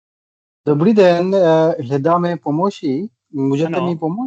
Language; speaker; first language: Czech; non-native, learner; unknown